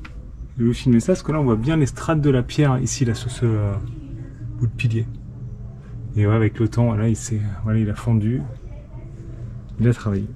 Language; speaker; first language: French; native; French